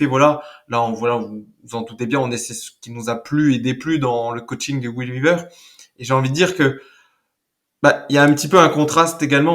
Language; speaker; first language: French; native; French